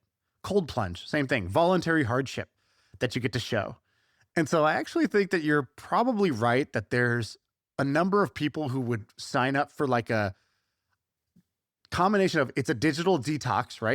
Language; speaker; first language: English; native; English